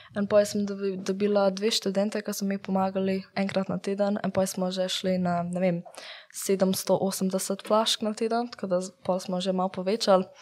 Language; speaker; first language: Slovenian; early bilingual, heritage; English